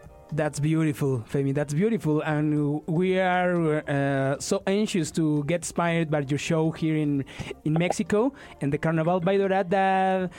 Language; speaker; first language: English; non-native, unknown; Spanish